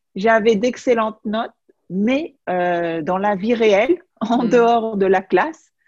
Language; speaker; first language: French; native; French